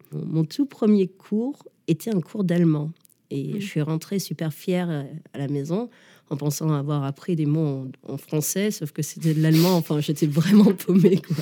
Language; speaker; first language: French; early bilingual, other home language; Danish